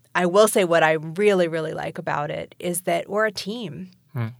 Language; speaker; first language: English; native; English